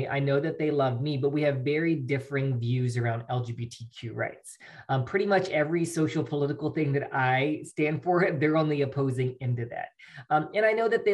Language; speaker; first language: English; native; English